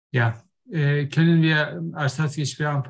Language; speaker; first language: German; non-native, learner; Turkish